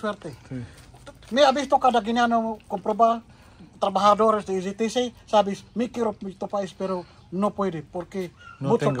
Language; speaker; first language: Spanish; non-native, learner; Filipino